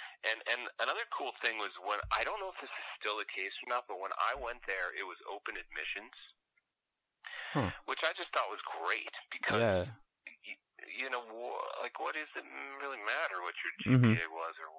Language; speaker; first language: English; native; English